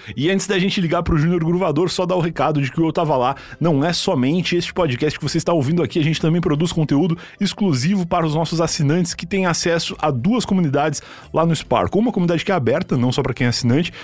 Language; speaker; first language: Portuguese; native; Portuguese